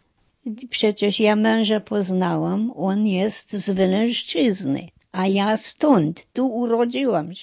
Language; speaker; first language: Polish; non-native, local second language; German